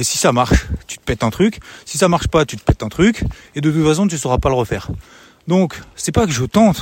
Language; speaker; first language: French; native; French